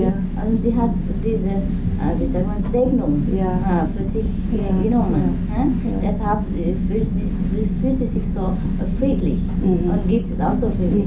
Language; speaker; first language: German; non-native, learner; Vietnamese